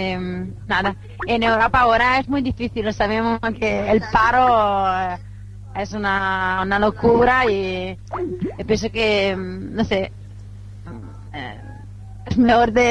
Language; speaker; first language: Spanish; non-native, fluent; Italian